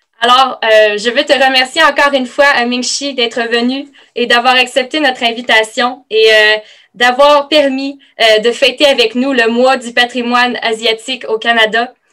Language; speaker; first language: French; native; French